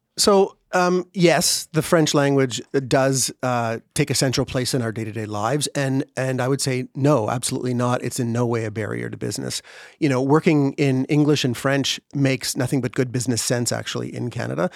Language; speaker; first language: English; native; English